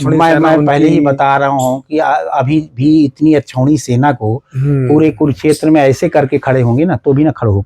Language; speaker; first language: Hindi; native; Hindi